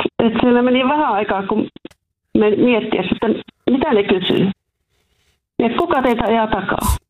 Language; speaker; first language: Finnish; native; Finnish